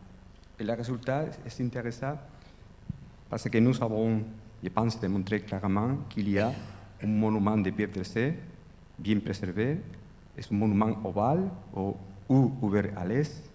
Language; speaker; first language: French; non-native, fluent; Spanish